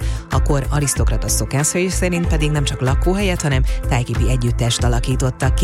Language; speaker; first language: Hungarian; native; Hungarian